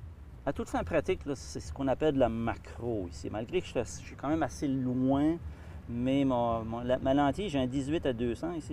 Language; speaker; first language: French; native; French